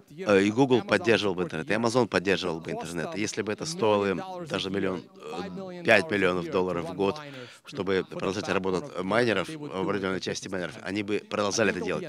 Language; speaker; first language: Russian; native; Russian